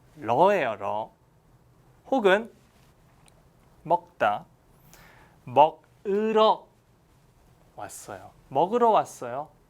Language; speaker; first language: Korean; native; Korean